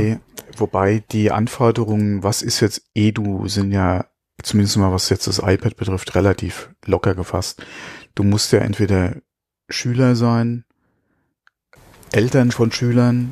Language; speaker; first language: German; native; German